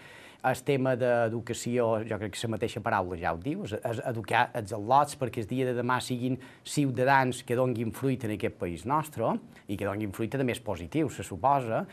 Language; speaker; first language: Catalan; native; Catalan